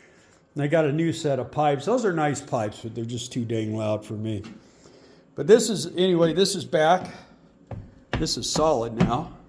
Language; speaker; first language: English; native; English